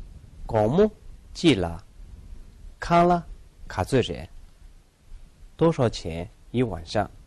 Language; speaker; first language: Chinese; non-native, local second language; Tibetan